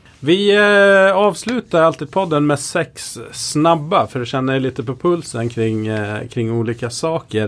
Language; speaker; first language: Swedish; native; Swedish